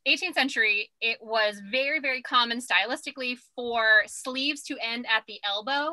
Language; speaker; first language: English; native; English